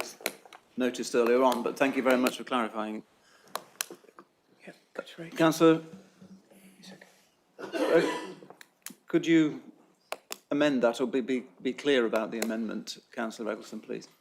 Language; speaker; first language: English; native; English